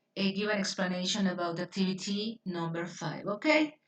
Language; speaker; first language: English; non-native, fluent; Spanish